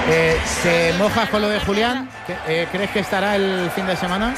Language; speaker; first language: Spanish; native; Spanish